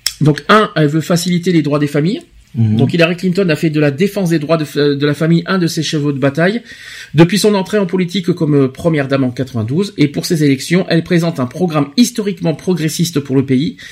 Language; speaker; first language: French; native; French